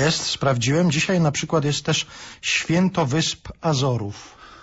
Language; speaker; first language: Polish; native; Polish